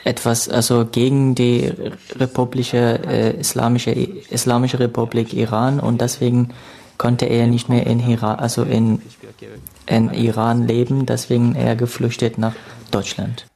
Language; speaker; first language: German; non-native, learner; Persian